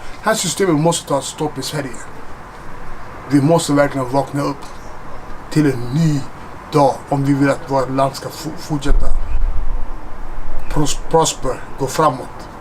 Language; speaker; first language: Swedish; non-native, fluent; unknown